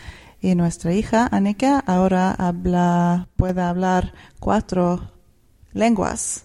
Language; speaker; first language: Spanish; non-native, fluent; Swedish